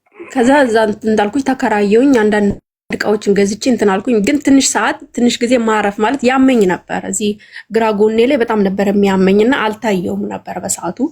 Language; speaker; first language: Amharic; non-native, local second language; Oromo